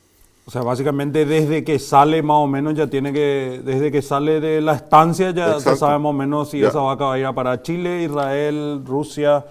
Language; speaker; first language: Spanish; native; Spanish